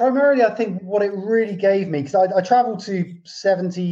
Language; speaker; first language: English; native; English